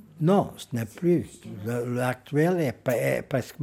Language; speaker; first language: French; non-native, fluent; Portuguese